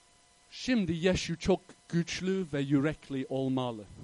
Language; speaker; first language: Turkish; non-native, fluent; English